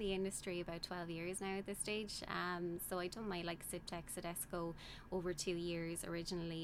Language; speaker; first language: English; native; English